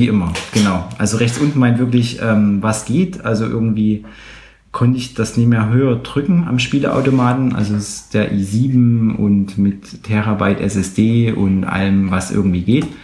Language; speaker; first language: German; native; German